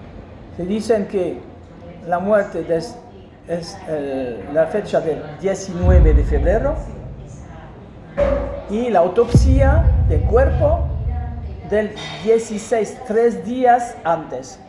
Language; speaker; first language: Spanish; non-native, fluent; French